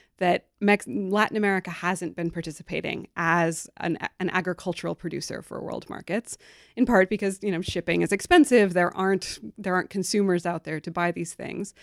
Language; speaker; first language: English; native; English